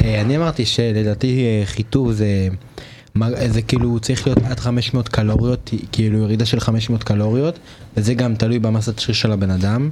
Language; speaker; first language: Hebrew; native; Hebrew